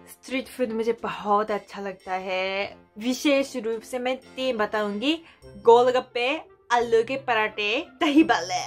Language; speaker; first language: Hindi; non-native, fluent; Japanese